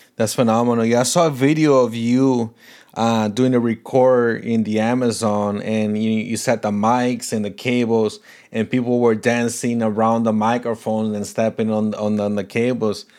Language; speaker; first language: English; non-native, fluent; Portuguese